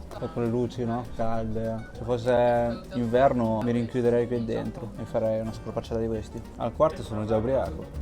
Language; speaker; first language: Italian; early bilingual, other home language; Chinese